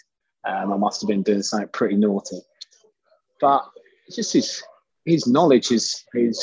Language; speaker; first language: English; native; English